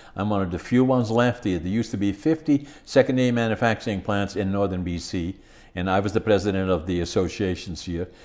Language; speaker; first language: English; non-native, fluent; Dutch